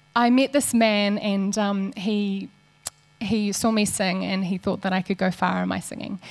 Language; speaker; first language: English; native; English